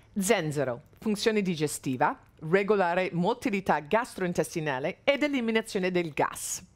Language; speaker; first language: Italian; non-native, fluent; English